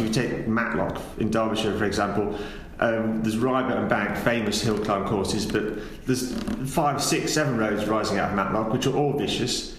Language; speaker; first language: English; native; English